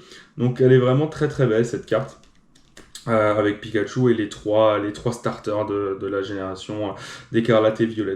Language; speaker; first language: French; native; French